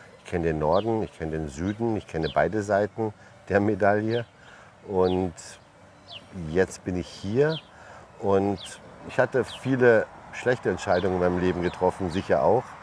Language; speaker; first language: German; early bilingual, other home language; Turkish